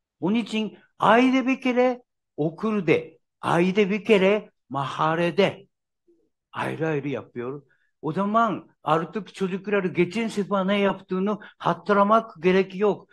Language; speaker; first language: Turkish; non-native, learner; Japanese